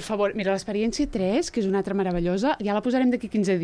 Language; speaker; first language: Catalan; native; Catalan